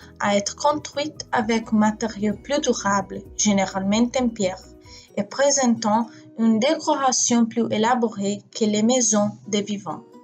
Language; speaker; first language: French; non-native, learner; English